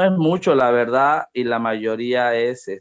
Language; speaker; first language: Spanish; native; Spanish